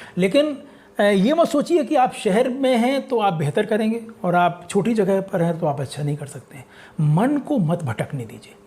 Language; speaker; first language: Hindi; native; Hindi